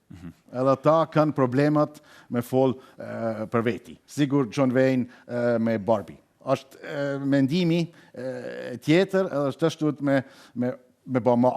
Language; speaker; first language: Albanian; non-native, learner; German